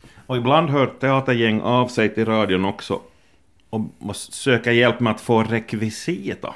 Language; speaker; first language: Swedish; native; Swedish